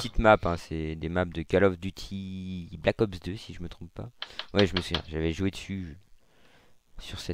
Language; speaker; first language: French; native; French